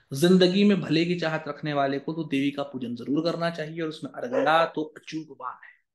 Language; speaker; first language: Hindi; native; Hindi